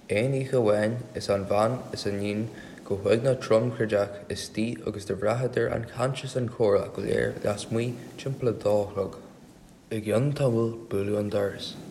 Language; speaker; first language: Irish; native; Irish